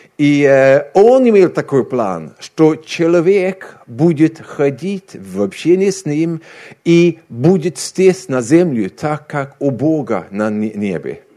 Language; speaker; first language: Russian; non-native, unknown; Swedish